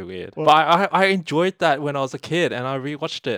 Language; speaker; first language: English; native; English